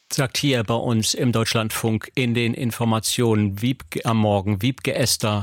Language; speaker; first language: German; native; German